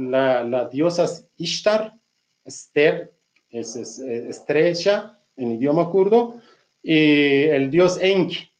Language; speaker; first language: Spanish; non-native, fluent; Kurdish